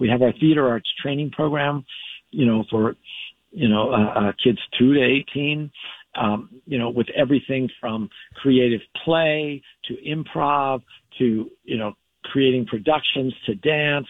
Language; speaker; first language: English; native; English